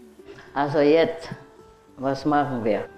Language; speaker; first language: German; non-native, learner; Vietnamese